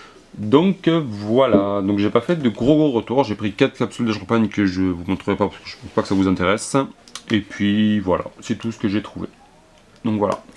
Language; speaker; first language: French; native; French